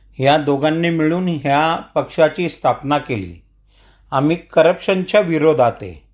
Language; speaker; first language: Marathi; non-native, local second language; Marwari